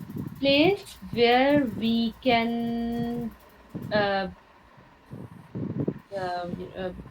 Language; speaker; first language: English; non-native, local second language; Urdu